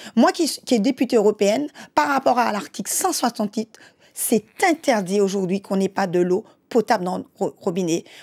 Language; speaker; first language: French; native; French